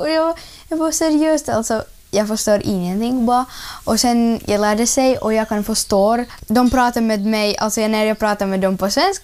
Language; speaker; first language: Swedish; early bilingual, other home language; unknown